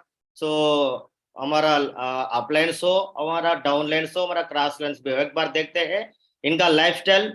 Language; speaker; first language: Hindi; non-native, local second language; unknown